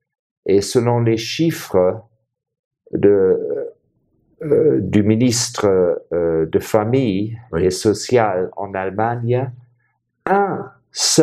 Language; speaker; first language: French; non-native, fluent; German